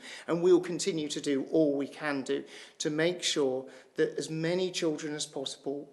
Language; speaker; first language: English; native; English